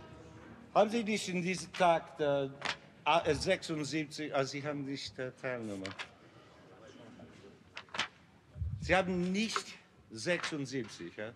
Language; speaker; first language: German; non-native, learner; English